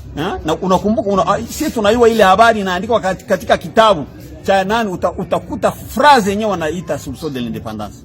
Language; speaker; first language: Swahili; non-native, local second language; Kinyarwanda